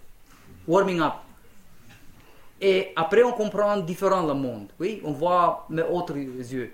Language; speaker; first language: French; non-native, fluent; Romanian